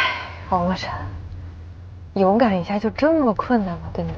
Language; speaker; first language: Chinese; native; Chinese